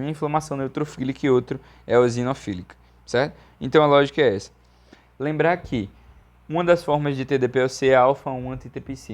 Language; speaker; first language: Portuguese; native; Portuguese